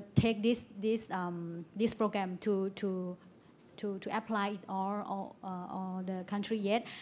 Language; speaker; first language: English; non-native, learner; Thai